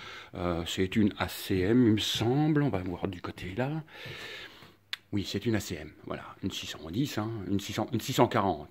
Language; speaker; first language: French; native; French